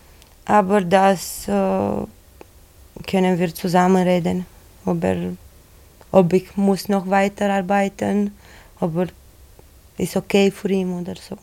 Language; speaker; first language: German; non-native, learner; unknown